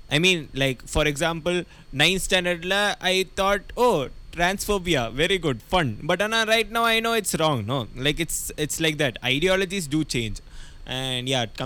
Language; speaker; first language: English; non-native, local second language; Tamil